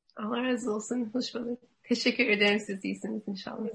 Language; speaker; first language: Turkish; non-native, learner; English